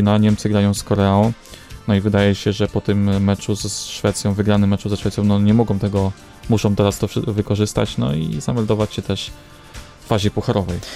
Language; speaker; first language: Polish; native; Polish